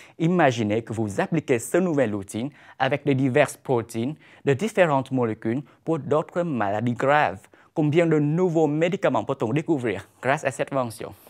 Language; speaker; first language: French; non-native, fluent; Vietnamese